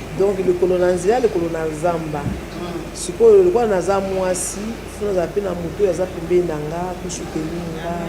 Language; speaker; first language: Lingala; native; Lingala